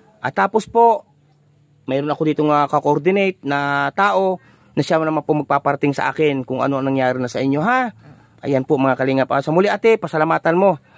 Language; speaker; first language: Filipino; native; Filipino